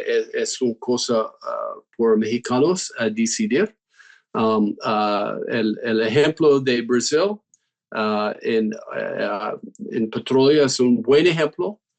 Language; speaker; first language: Spanish; non-native, fluent; English